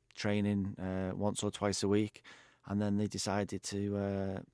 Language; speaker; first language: English; native; English